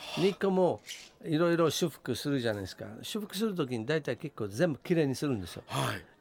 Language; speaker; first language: Japanese; non-native, fluent; Italian